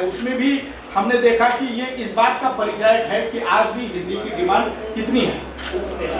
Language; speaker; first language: Hindi; non-native, local second language; Marathi